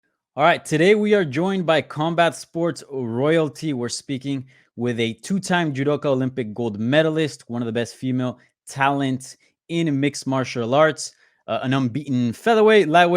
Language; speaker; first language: English; native; English